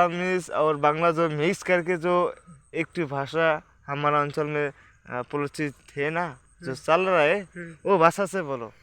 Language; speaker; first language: Hindi; non-native, local second language; Bangla